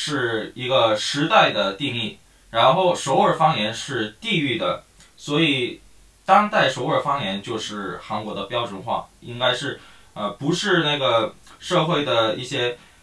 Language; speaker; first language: Chinese; non-native, fluent; Korean